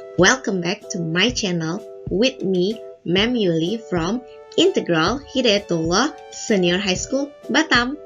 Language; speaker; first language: English; non-native, learner; Indonesian